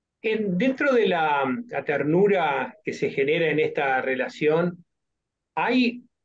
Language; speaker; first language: Spanish; native; Spanish